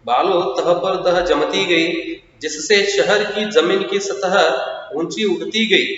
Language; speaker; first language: Hindi; non-native, local second language; Kannada